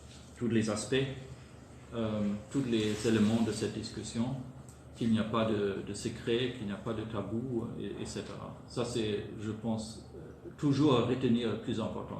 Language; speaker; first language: French; non-native, fluent; German